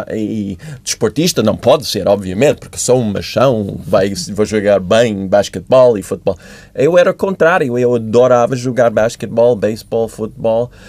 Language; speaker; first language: Portuguese; non-native, fluent; English